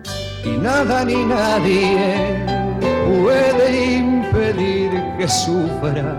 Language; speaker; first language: Spanish; native; Spanish